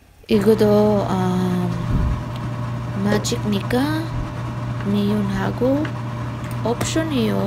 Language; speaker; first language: Korean; non-native, learner; Filipino